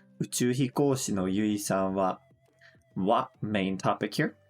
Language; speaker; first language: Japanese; non-native, fluent; English